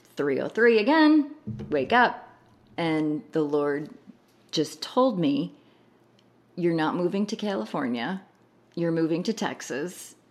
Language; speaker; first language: English; native; English